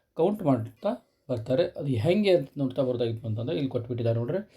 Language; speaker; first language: Kannada; native; Kannada